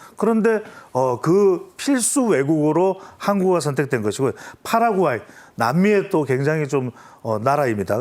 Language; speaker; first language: Korean; native; Korean